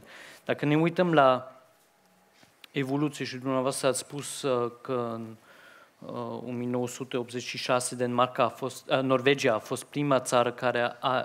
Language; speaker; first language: Romanian; non-native, fluent; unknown